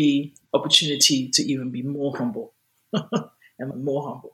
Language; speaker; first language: English; non-native, local second language; Yoruba